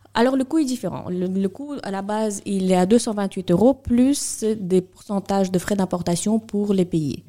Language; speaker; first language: French; non-native, fluent; Russian